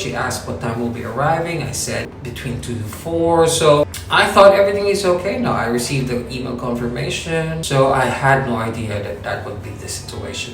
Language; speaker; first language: English; non-native, local second language; Filipino